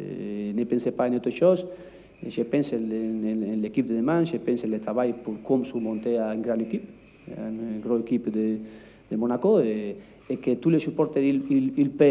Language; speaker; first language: French; non-native, learner; Spanish